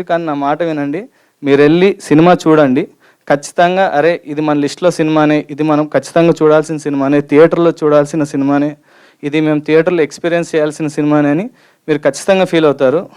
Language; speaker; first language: Telugu; native; Telugu